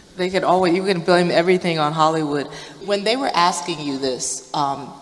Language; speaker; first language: English; native; English